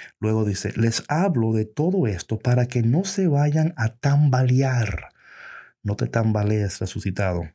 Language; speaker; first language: Spanish; early bilingual, heritage; Spanish